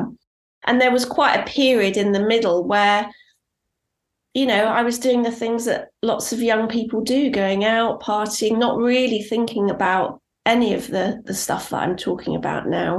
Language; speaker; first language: English; native; English